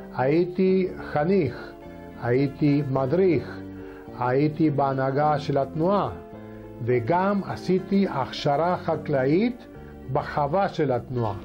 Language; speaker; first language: Hebrew; non-native, fluent; Spanish